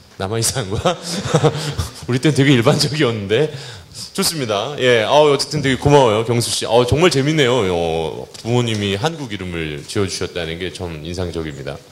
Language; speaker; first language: Korean; native; Korean